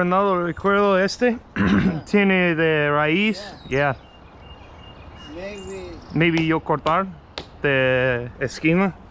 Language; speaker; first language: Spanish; non-native, learner; English